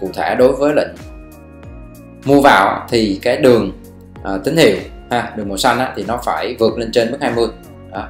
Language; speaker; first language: Vietnamese; native; Vietnamese